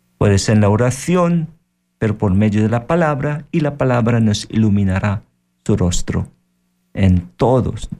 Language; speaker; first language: Spanish; non-native, fluent; Filipino